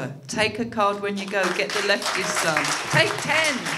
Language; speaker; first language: English; native; English